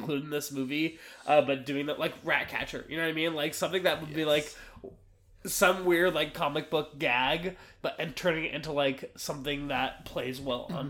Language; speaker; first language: English; native; English